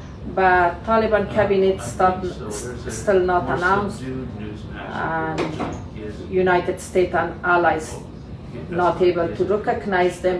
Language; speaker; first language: English; non-native, learner; Persian